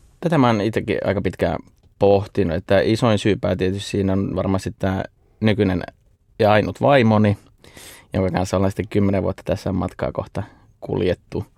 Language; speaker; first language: Finnish; native; Finnish